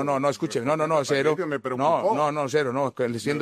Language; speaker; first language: Spanish; native; Spanish